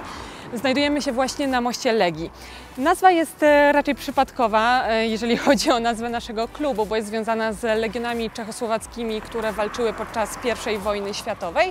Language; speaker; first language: Polish; native; Polish